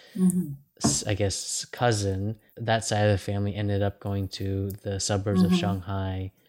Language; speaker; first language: English; native; English